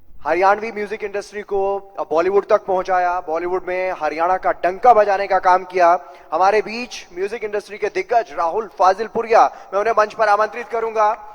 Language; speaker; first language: Hindi; native; Hindi